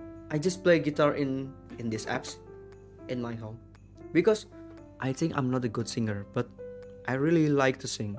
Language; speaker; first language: English; non-native, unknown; Indonesian